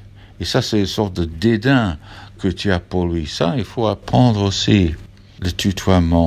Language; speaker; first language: French; non-native, fluent; English